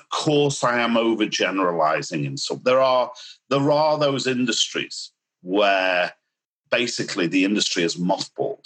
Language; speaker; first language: English; native; English